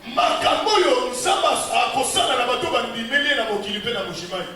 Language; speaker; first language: Lingala; non-native, local second language; Luba-Lulua